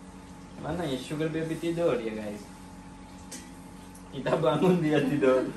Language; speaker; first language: Indonesian; non-native, learner; Urdu